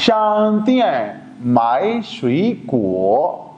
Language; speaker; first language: Chinese; non-native, fluent; Urdu